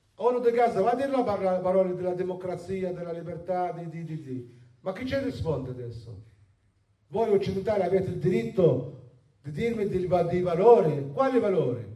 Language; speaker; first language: Italian; non-native, fluent; Arabic